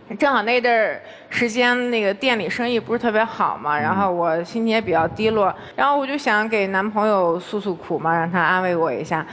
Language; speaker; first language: Chinese; native; Chinese